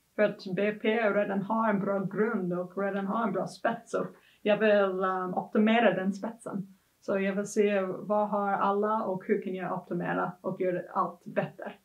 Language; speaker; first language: Swedish; non-native, fluent; English